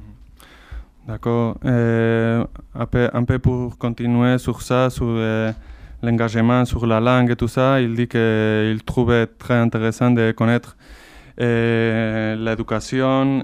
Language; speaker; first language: French; non-native, fluent; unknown